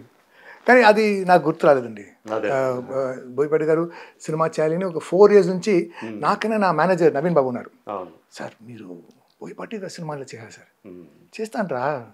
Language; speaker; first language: Telugu; non-native, fluent; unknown